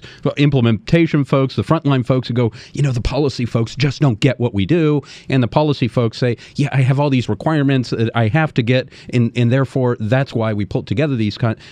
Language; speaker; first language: English; native; English